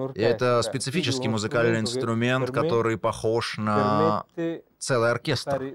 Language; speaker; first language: Russian; non-native, fluent; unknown